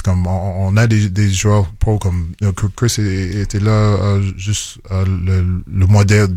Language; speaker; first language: French; non-native, local second language; English